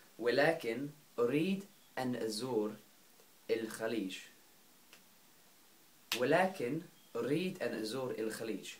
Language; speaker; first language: Arabic; non-native, fluent; English